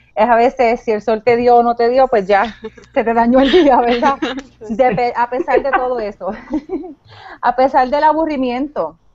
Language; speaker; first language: Spanish; native; Spanish